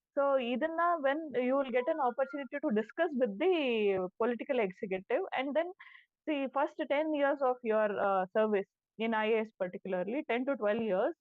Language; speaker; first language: English; non-native, local second language; Kannada